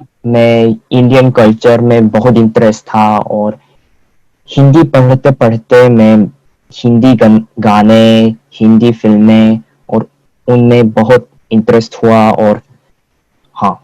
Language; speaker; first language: Hindi; non-native, fluent; Korean